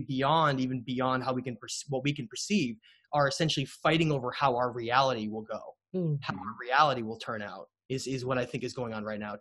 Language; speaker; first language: English; native; English